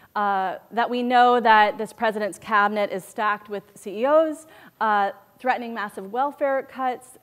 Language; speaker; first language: English; native; English